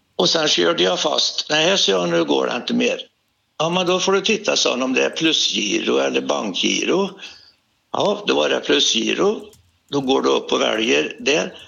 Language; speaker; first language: Swedish; native; Swedish